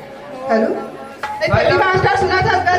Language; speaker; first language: Hindi; non-native, local second language; Chhattisgarhi